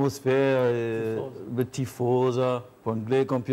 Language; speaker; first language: Albanian; non-native, learner; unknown